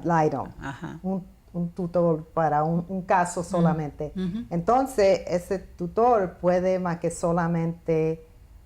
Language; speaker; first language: Spanish; early bilingual, heritage; Spanish